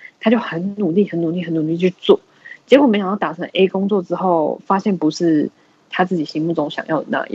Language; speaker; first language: Chinese; native; Chinese